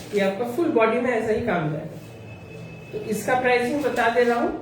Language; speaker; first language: Hindi; non-native, local second language; Bangla